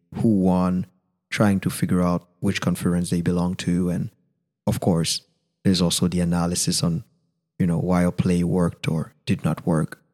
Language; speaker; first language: English; non-native, fluent; Haitian Creole